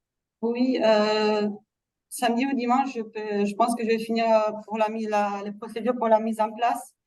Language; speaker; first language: French; non-native, fluent; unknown